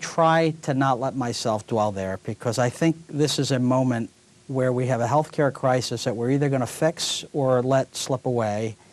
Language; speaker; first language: English; native; English